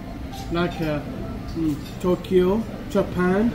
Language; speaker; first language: English; non-native, learner; Arabic